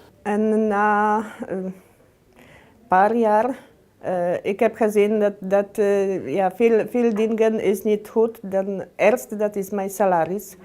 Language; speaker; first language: Dutch; non-native, learner; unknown